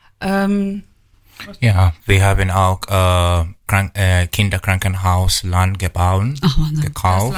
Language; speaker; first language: German; non-native, learner; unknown